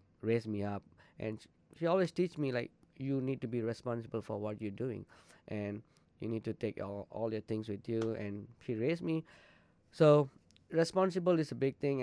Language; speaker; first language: English; non-native, local second language; Tamil